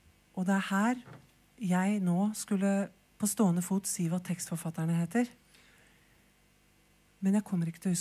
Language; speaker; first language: Norwegian; native; Norwegian